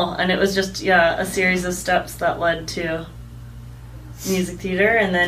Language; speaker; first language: English; native; English